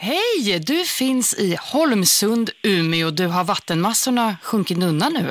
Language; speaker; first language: Swedish; native; Swedish